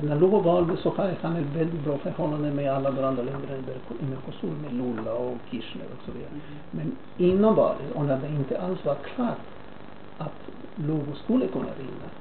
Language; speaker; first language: Swedish; non-native, fluent; Spanish